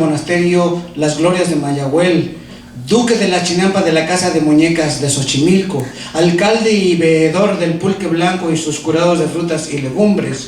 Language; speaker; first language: Spanish; native; Spanish